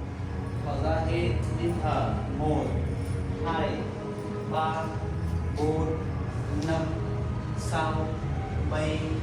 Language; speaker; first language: Vietnamese; non-native, learner; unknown